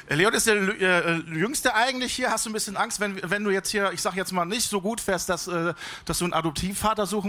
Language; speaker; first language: German; native; German